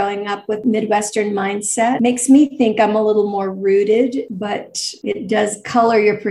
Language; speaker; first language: English; native; English